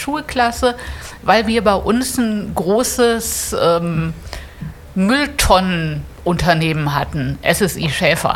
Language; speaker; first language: German; native; German